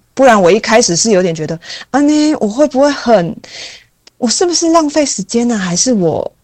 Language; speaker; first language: Chinese; native; Chinese